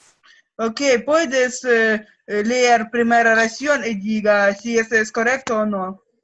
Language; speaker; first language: Spanish; non-native, learner; Russian